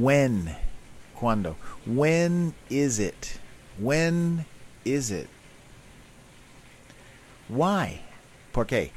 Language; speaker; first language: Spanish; non-native, learner; English